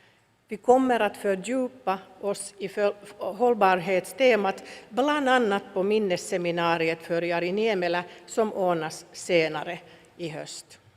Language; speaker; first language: Swedish; non-native, local second language; Finnish